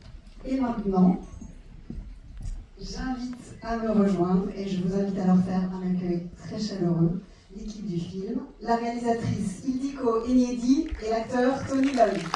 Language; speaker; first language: French; native; French